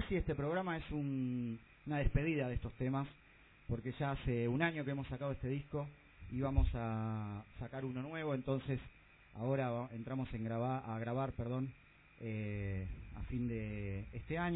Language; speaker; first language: Spanish; native; Spanish